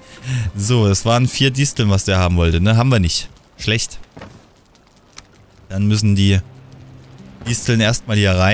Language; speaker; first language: German; native; German